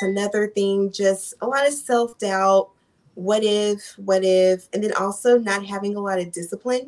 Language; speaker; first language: English; native; English